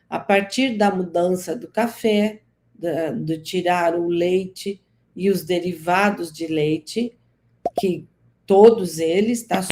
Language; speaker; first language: Portuguese; native; Portuguese